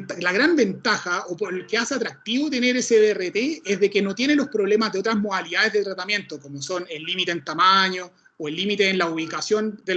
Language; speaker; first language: Spanish; native; Spanish